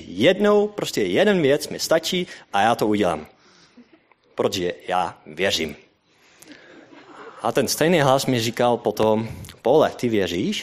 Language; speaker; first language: Czech; non-native, learner; Dutch